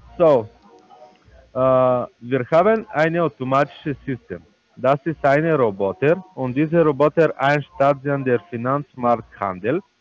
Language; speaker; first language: German; non-native, learner; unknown